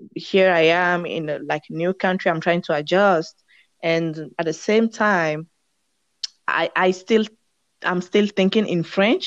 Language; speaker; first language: English; non-native, fluent; French